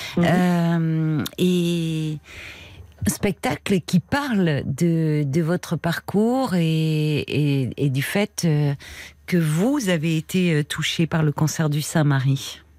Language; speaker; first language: French; native; French